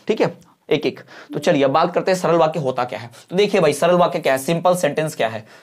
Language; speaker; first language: Hindi; non-native, local second language; Bhojpuri